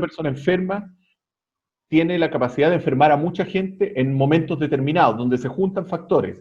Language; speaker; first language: Spanish; native; Spanish